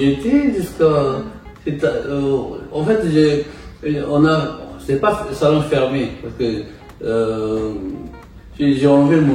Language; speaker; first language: French; non-native, fluent; Japanese